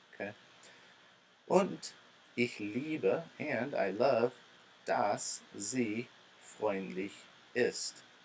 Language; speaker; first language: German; non-native, fluent; English